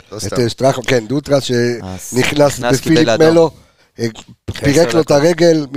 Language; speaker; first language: Hebrew; early bilingual, heritage; Hebrew